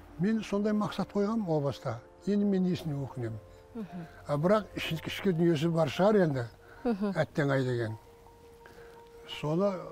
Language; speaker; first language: Kazakh; native; Kazakh